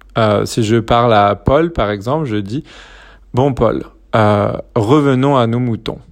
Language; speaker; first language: French; native; French